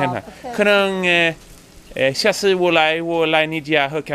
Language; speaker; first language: Chinese; non-native, learner; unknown